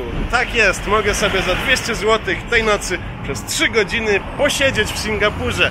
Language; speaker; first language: Polish; native; Polish